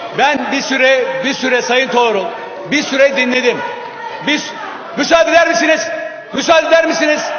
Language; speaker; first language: Turkish; non-native, local second language; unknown